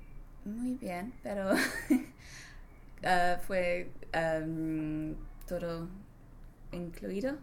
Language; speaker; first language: Spanish; non-native, learner; English